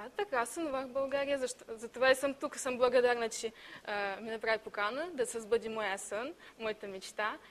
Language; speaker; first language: Bulgarian; native; Bulgarian